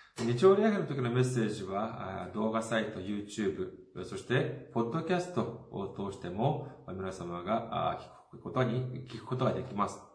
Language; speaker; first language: Japanese; non-native, fluent; Korean